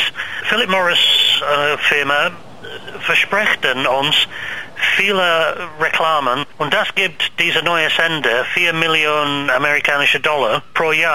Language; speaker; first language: German; non-native, learner; English